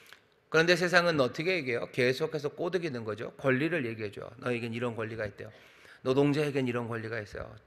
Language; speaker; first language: Korean; native; Korean